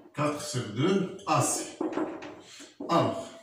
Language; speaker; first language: French; non-native, local second language; Arabic